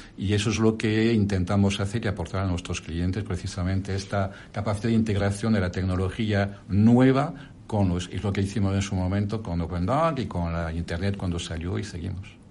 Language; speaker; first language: Spanish; non-native, fluent; French